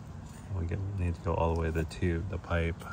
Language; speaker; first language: English; native; English